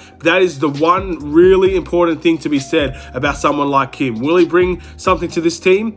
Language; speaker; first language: English; native; English